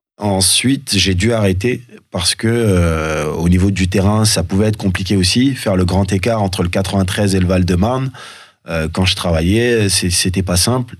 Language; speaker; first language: French; early bilingual, other home language; Soninke